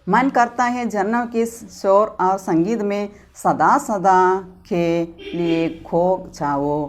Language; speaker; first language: Hindi; non-native, local second language; Malayalam